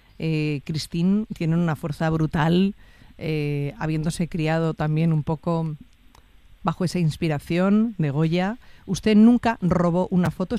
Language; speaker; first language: Spanish; native; Spanish